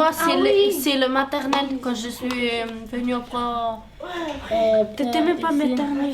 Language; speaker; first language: French; early bilingual, other home language; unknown